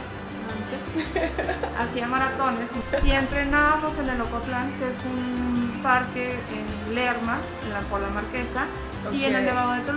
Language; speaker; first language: Spanish; native; Spanish